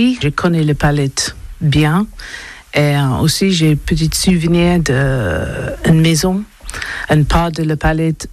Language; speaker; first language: French; non-native, learner; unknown